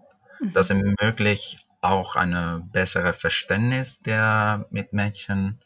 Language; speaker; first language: German; non-native, fluent; Spanish